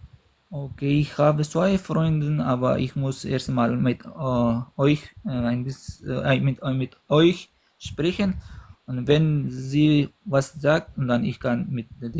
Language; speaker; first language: German; non-native, learner; Pashto